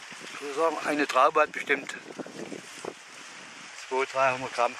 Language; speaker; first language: German; native; German